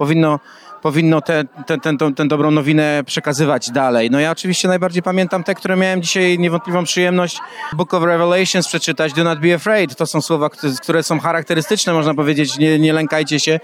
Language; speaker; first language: Polish; native; Polish